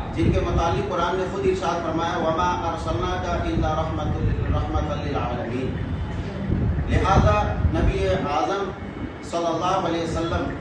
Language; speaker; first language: Urdu; native; Urdu